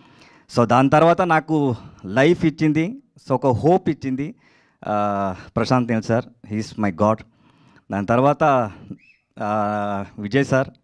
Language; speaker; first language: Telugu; non-native, learner; Kannada